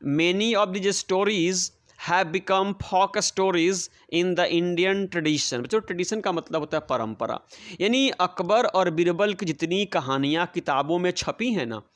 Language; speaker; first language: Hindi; non-native, local second language; Bhojpuri